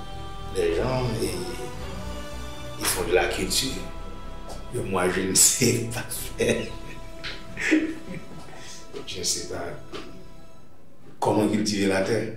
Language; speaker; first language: French; non-native, local second language; Haitian Creole